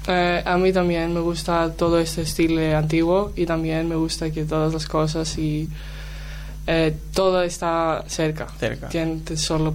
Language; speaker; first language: Spanish; non-native, learner; Greek